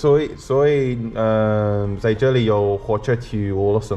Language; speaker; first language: Chinese; non-native, learner; English